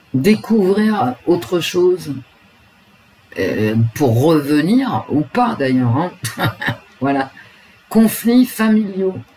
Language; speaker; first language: French; native; French